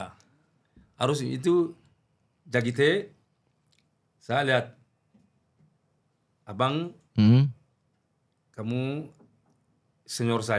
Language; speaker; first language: Indonesian; non-native, learner; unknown